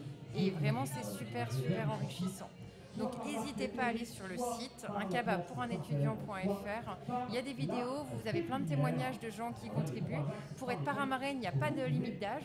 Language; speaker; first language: French; native; French